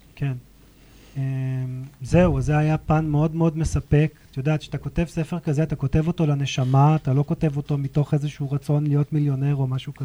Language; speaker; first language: Hebrew; native; Hebrew